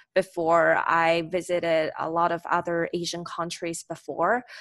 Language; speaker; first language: English; non-native, fluent; Chinese